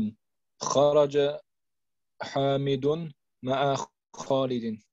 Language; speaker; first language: Arabic; non-native, learner; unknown